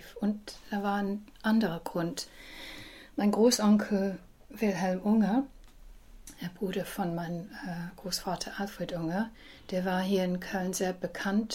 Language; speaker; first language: German; early bilingual, heritage; English